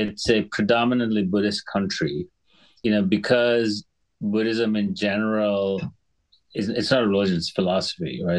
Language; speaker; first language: English; non-native, local second language; Sinhala